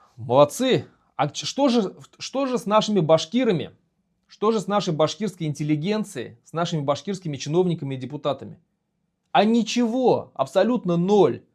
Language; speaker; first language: Russian; non-native, local second language; Bashkir